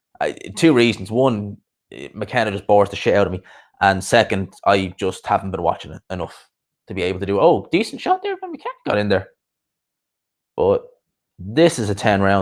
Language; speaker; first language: English; native; English